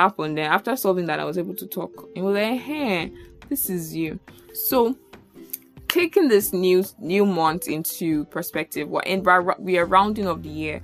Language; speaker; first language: English; non-native, local second language; Yoruba